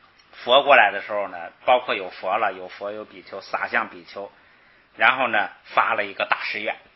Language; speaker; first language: Chinese; native; Chinese